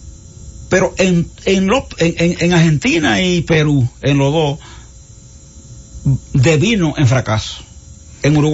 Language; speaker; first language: Spanish; native; Spanish